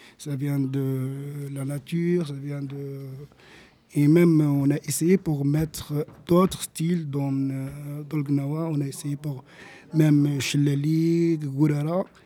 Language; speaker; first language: French; non-native, local second language; Arabic